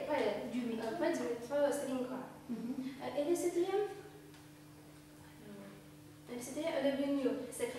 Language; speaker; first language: French; non-native, learner; Russian